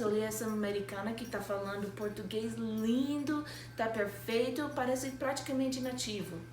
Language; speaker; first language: Portuguese; non-native, fluent; English